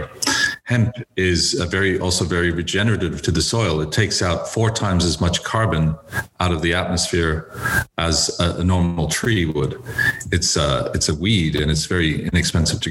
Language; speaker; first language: English; native; English